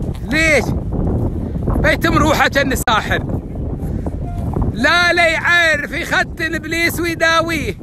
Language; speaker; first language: Arabic; native; Arabic